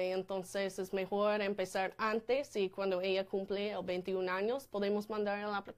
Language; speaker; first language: Spanish; non-native, fluent; English